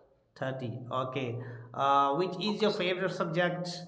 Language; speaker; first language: English; non-native, local second language; Hindi